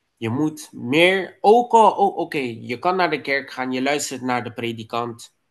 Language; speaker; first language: Dutch; non-native, local second language; Papiamento